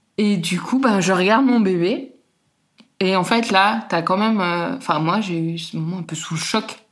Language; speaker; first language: French; native; French